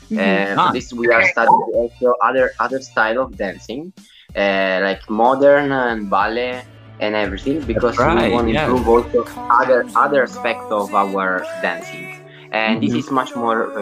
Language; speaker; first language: English; non-native, learner; Italian